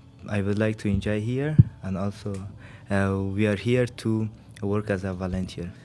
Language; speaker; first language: English; non-native, learner; Persian